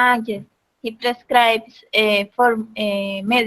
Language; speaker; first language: English; non-native, learner; Spanish